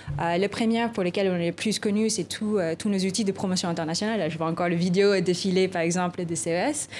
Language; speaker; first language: French; non-native, fluent; Filipino